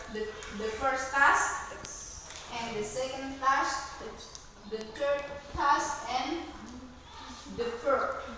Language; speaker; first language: English; non-native, fluent; Indonesian